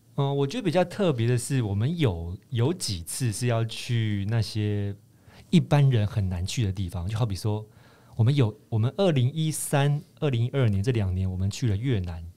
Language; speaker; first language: Chinese; native; Chinese